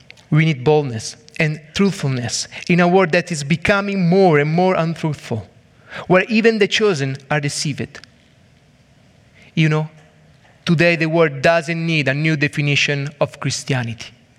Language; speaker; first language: English; non-native, learner; Italian